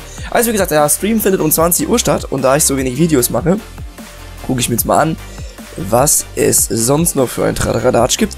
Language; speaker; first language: German; native; German